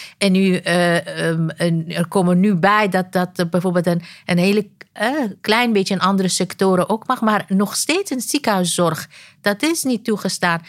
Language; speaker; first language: Dutch; non-native, fluent; Persian